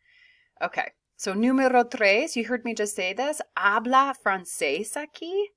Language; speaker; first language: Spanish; non-native, fluent; English